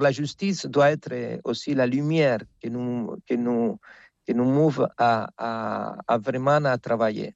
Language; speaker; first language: French; non-native, fluent; Spanish